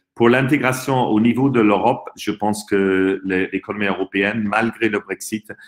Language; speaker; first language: French; non-native, fluent; English